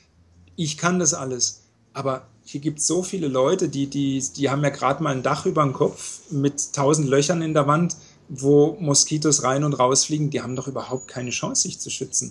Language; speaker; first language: German; native; German